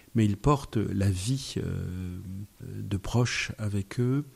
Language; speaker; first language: French; native; French